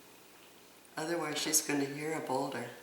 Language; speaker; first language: English; native; English